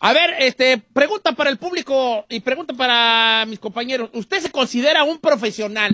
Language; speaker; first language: Spanish; native; Spanish